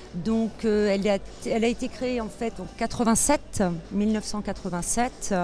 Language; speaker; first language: French; native; French